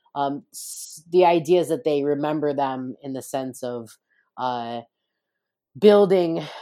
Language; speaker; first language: English; native; English